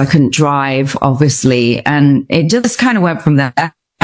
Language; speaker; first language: English; native; English